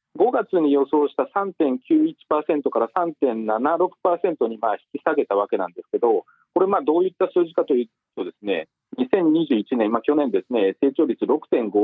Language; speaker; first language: Japanese; native; Japanese